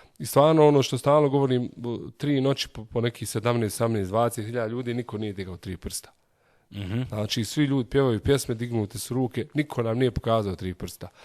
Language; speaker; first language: Bosnian; native; Bosnian